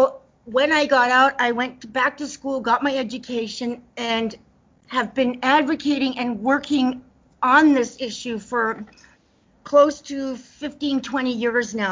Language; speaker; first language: English; native; English